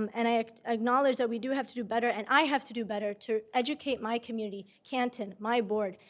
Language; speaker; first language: English; native; English